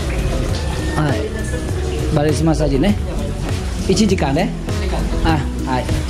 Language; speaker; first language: Japanese; non-native, learner; Indonesian